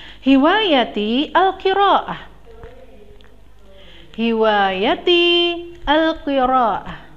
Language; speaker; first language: Arabic; non-native, learner; Indonesian